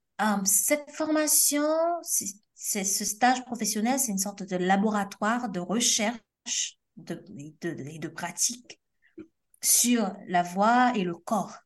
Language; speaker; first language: French; non-native, local second language; Haitian Creole